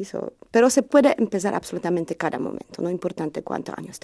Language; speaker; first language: Spanish; non-native, learner; Polish